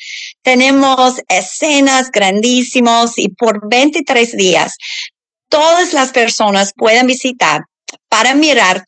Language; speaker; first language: Spanish; non-native, learner; English